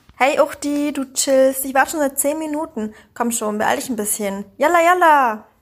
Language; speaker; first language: German; early bilingual, other home language; Persian